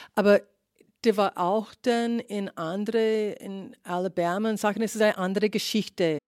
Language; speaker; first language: German; non-native, fluent; English